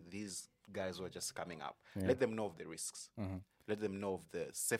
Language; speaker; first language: English; non-native, local second language; Bemba